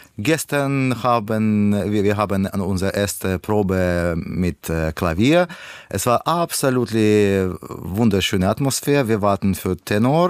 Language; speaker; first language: German; non-native, learner; Russian